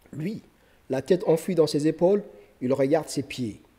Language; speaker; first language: French; non-native, local second language; Somali